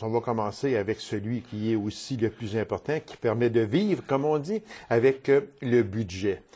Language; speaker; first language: French; native; French